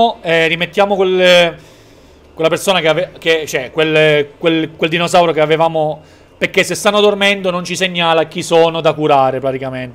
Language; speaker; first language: Italian; native; Italian